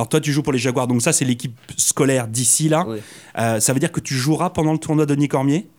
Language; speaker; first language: French; native; French